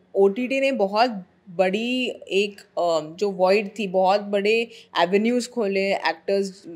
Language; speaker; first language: Hindi; non-native, local second language; Marathi